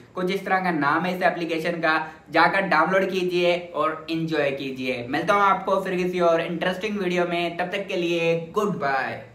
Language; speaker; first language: Hindi; native; Hindi